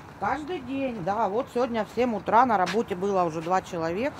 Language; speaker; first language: Russian; native; Russian